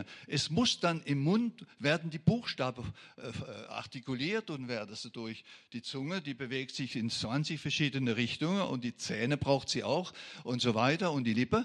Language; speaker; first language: German; non-native, fluent; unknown